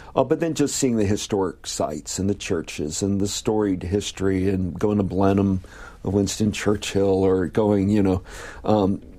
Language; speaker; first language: English; native; English